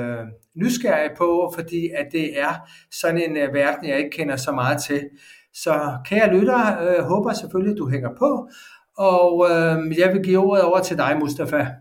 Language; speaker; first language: Danish; native; Danish